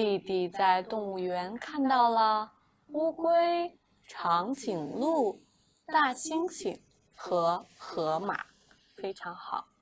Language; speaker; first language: Chinese; non-native, fluent; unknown